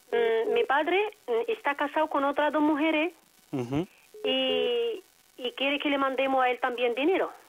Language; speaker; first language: Spanish; non-native, fluent; Arabic